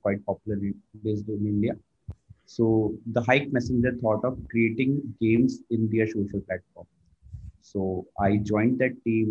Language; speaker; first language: English; non-native, local second language; Hindi